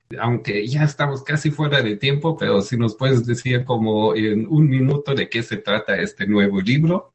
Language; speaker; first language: Spanish; native; Spanish